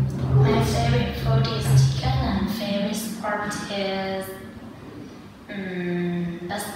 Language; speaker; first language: English; non-native, learner; Vietnamese